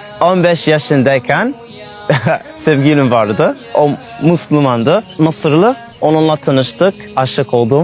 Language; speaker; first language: Turkish; non-native, learner; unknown